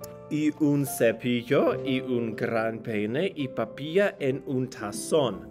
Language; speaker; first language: Spanish; non-native, fluent; English